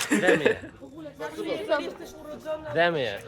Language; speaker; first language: Polish; non-native, learner; Ukrainian